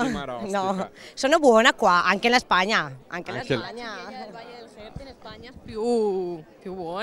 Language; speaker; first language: Italian; non-native, learner; Spanish